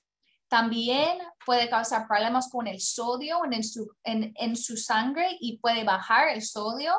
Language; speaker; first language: Spanish; non-native, learner; English